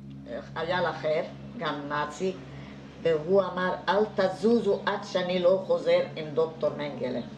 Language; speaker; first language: Hebrew; non-native, fluent; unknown